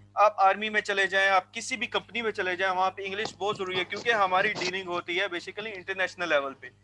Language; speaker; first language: Urdu; non-native, local second language; Punjabi